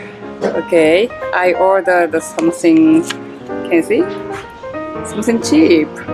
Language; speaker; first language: English; non-native, learner; Japanese